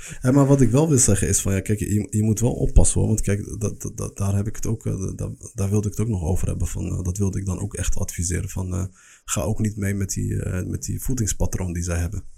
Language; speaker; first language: Dutch; early bilingual, other home language; Arabic